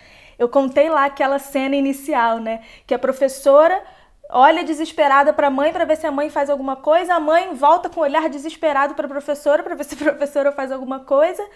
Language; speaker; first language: Portuguese; native; Portuguese